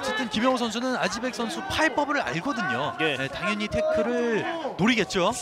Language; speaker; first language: Korean; native; Korean